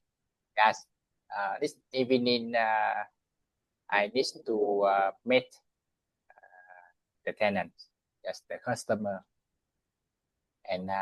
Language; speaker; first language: English; non-native, learner; Vietnamese